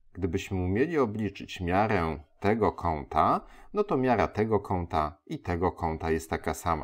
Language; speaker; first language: Polish; native; Polish